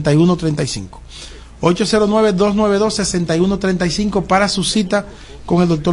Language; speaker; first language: Spanish; native; Spanish